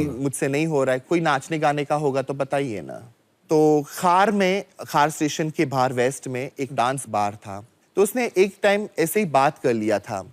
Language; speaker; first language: Hindi; native; Hindi